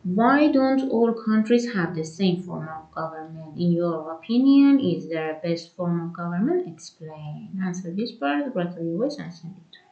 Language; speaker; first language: English; non-native, fluent; Persian